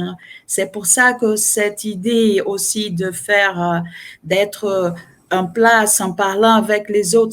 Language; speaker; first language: French; non-native, fluent; Portuguese